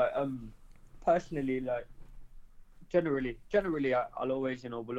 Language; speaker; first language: English; native; English